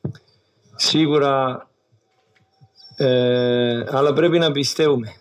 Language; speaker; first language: Greek; non-native, learner; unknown